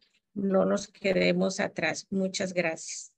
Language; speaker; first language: Spanish; native; Spanish